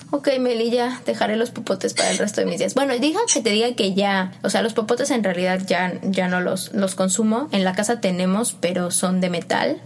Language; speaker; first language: Spanish; native; Spanish